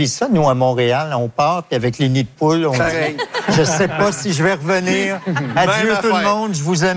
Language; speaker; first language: French; native; French